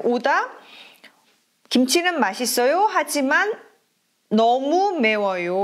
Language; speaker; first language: Korean; non-native, learner; German